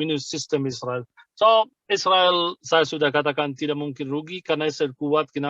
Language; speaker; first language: Indonesian; non-native, fluent; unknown